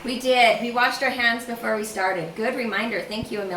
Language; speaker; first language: English; native; English